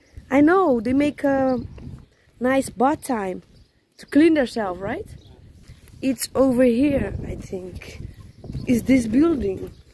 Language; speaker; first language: English; non-native, learner; Dutch